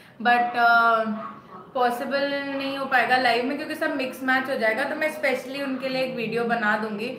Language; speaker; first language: Hindi; native; Hindi